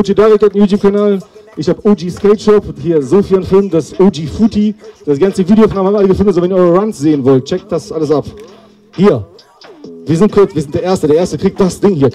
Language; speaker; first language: German; native; German